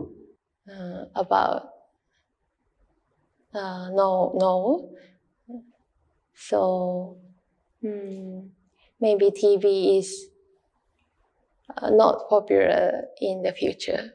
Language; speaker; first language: English; non-native, learner; Japanese